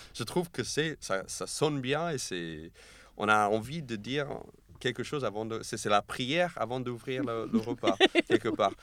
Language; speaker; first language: French; non-native, fluent; English